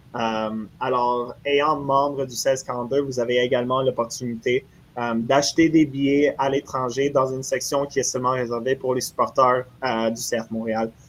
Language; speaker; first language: French; native; French